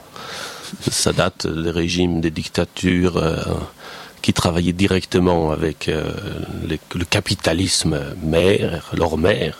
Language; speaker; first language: French; non-native, fluent; Persian